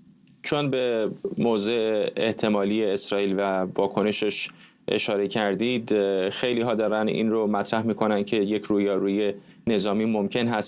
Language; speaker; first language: Persian; native; Persian